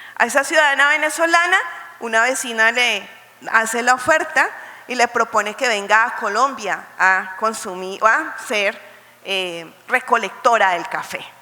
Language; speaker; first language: Spanish; native; Spanish